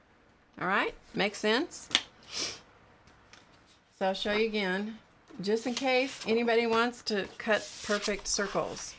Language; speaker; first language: English; native; English